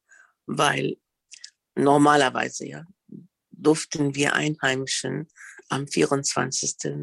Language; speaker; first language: German; non-native, fluent; Arabic